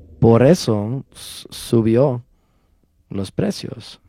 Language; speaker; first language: Spanish; non-native, learner; English